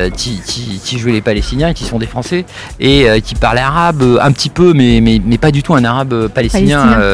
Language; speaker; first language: French; native; French